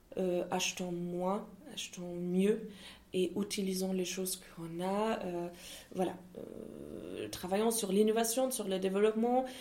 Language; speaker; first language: French; non-native, fluent; German